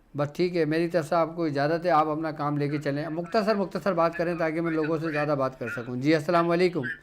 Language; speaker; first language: Urdu; native; Urdu